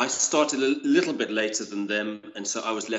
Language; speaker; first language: English; native; English